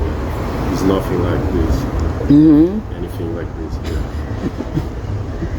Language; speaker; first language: English; non-native, fluent; Portuguese